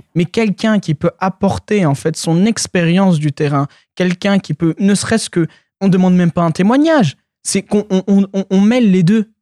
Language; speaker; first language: French; early bilingual, other home language; Arabic